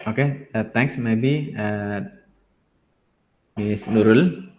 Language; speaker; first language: English; non-native, learner; Indonesian